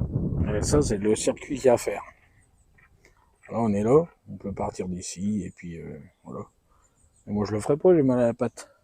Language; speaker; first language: French; native; French